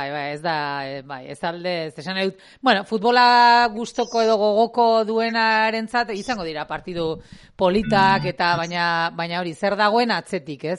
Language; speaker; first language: Basque; native; Basque